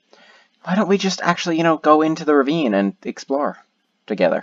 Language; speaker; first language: English; native; English